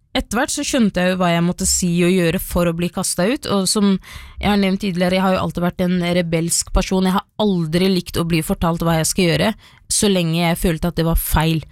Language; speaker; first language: Norwegian; early bilingual, other home language; Somali